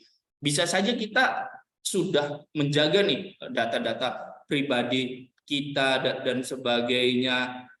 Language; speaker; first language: Indonesian; native; Indonesian